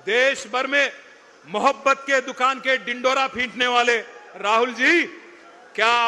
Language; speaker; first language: Hindi; non-native, local second language; Telugu